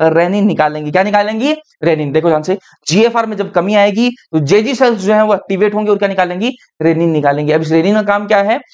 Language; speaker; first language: Hindi; native; Hindi